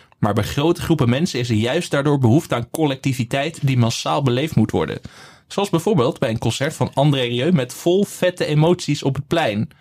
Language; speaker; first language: Dutch; native; Dutch